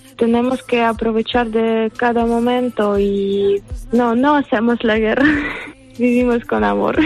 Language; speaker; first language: Spanish; non-native, learner; Ukrainian